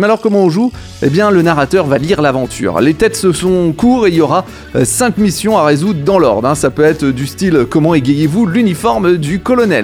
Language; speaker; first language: French; native; French